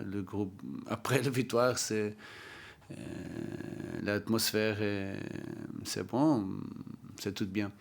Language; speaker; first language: French; non-native, learner; Portuguese